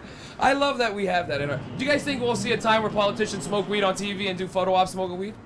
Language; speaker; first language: English; native; English